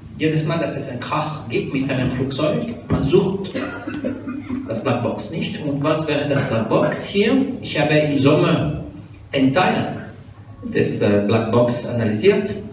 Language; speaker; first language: German; non-native, fluent; French